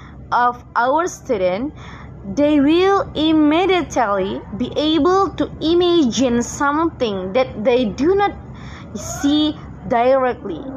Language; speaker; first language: English; non-native, fluent; Indonesian